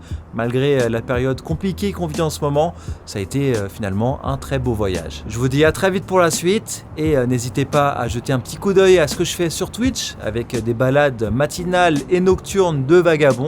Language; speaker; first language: French; native; French